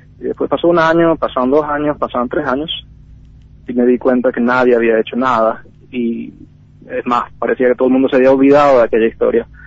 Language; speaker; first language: Spanish; early bilingual, heritage; Spanish